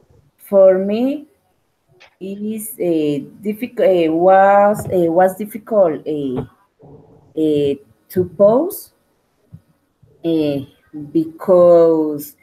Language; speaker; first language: English; non-native, learner; Spanish